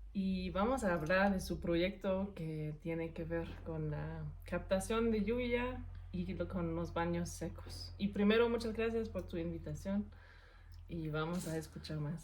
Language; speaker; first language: Spanish; non-native, fluent; German